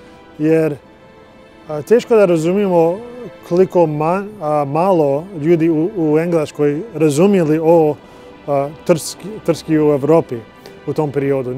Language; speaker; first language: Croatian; non-native, learner; English